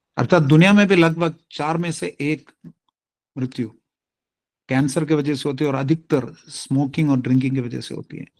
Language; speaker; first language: Hindi; non-native, local second language; Tamil